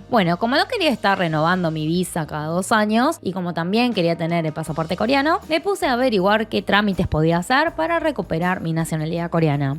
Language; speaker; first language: Spanish; early bilingual, other home language; Korean